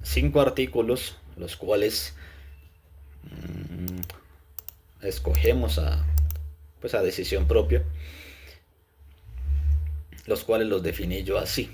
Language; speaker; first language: Spanish; native; Spanish